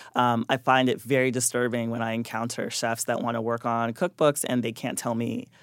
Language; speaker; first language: English; native; English